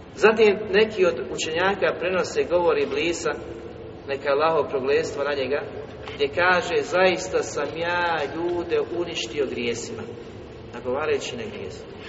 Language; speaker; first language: Bosnian; native; Bosnian